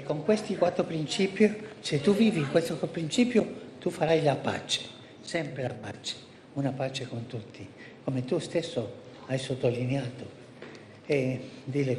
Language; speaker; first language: Italian; non-native, fluent; Spanish